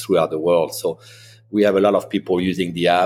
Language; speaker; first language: English; non-native, fluent; French